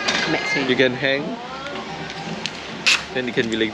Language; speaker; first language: English; non-native, learner; Korean